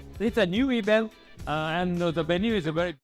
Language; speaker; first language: English; non-native, fluent; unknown